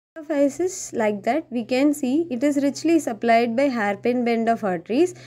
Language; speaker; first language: English; non-native, local second language; Tamil